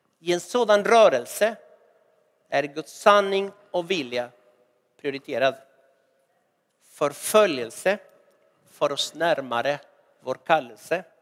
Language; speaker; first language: Swedish; non-native, fluent; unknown